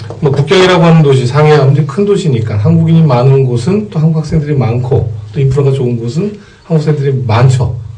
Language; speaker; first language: Korean; native; Korean